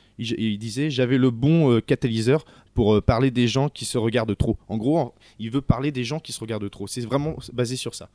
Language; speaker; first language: French; native; French